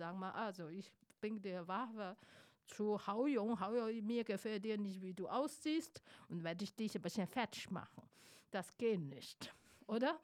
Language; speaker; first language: German; non-native, fluent; Chinese